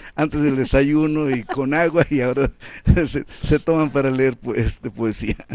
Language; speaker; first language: Spanish; native; Spanish